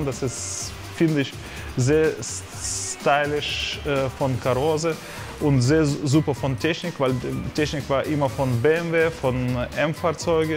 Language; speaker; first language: German; non-native, fluent; Russian